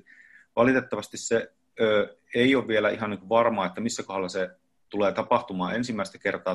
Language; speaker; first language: Finnish; native; Finnish